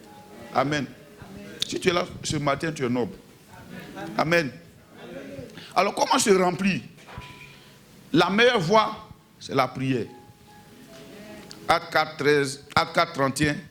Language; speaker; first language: French; native; French